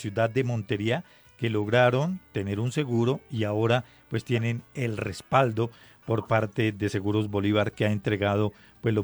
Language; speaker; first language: Spanish; native; Spanish